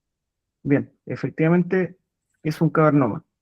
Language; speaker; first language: Spanish; native; Spanish